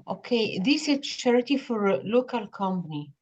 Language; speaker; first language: English; non-native, learner; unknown